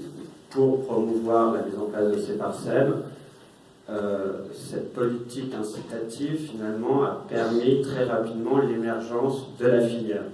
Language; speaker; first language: French; native; French